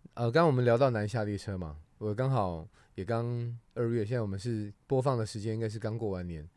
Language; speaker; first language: Chinese; non-native, local second language; Hakka Chinese